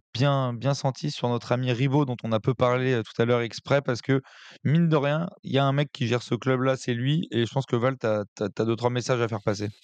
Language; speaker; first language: French; native; French